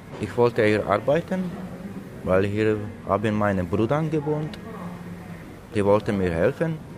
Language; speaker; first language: German; non-native, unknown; Slovak